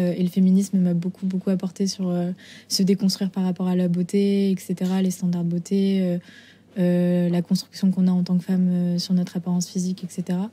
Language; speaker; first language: French; native; French